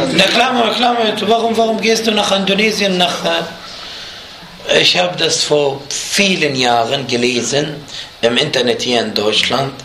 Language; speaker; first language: German; non-native, fluent; Arabic